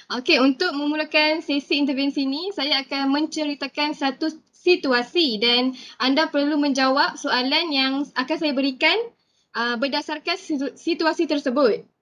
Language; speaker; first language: Malay; native; Malay